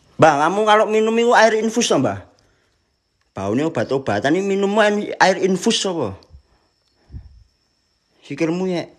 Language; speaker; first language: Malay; non-native, local second language; Javanese